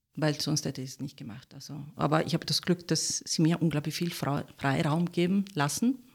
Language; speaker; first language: German; non-native, fluent; Italian